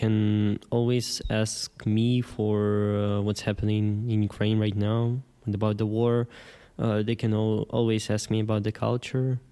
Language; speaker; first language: English; non-native, fluent; Ukrainian